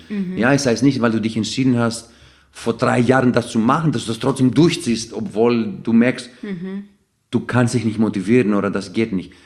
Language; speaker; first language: German; non-native, fluent; Greek